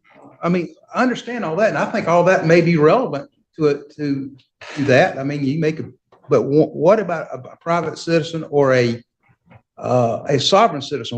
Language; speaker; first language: English; native; English